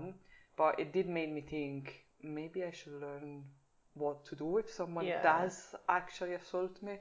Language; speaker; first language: English; non-native, fluent; Italian